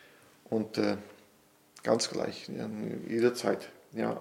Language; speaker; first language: German; non-native, fluent; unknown